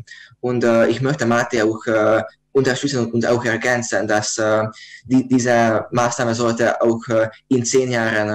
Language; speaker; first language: German; non-native, learner; Hungarian